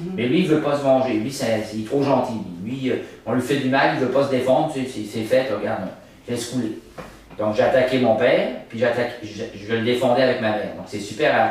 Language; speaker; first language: French; native; French